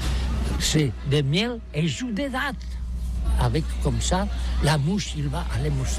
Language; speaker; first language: French; non-native, learner; Catalan